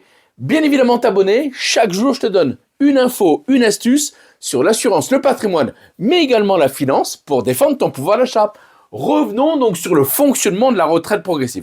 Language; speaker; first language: French; native; French